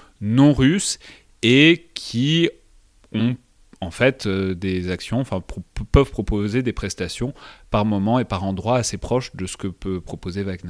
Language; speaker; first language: French; native; French